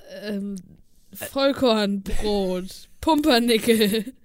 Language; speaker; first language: German; native; German